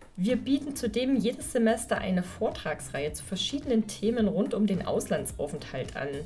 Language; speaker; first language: German; native; German